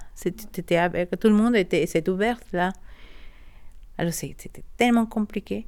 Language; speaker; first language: French; non-native, learner; Spanish